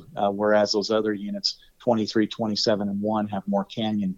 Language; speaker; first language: English; native; English